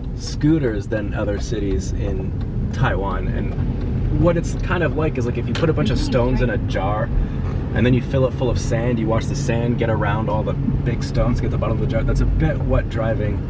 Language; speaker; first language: English; native; English